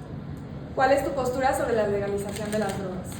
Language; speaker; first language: Spanish; native; Spanish